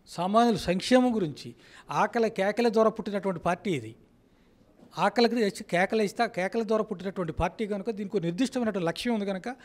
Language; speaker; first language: Telugu; native; Telugu